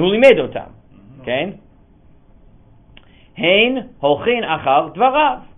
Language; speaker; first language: Hebrew; non-native, fluent; English